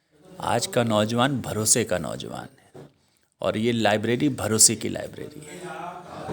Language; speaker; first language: Hindi; native; Hindi